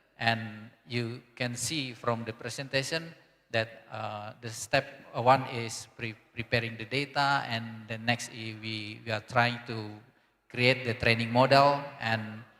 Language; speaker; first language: English; non-native, learner; Indonesian